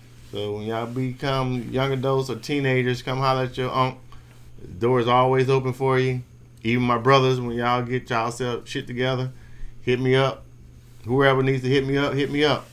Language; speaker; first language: English; native; English